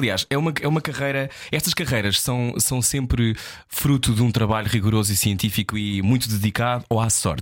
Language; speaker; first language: Portuguese; native; Portuguese